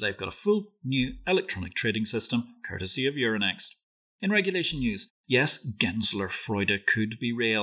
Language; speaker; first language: English; native; English